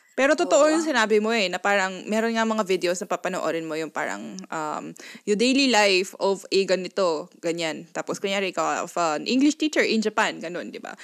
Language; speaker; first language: Filipino; non-native, local second language; Pampanga